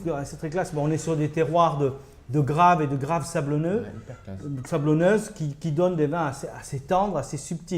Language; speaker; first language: French; native; French